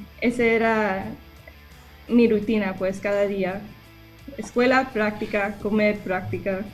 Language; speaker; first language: Spanish; early bilingual, heritage; English